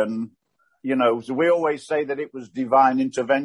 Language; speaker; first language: English; native; English